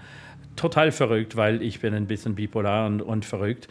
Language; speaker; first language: German; non-native, learner; English